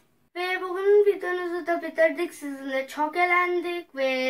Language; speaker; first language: Turkish; non-native, learner; Urdu